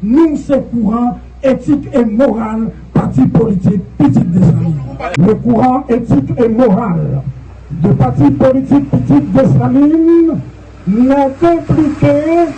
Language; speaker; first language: French; non-native, local second language; Haitian Creole